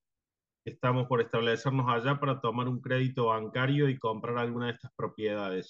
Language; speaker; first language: Spanish; native; Spanish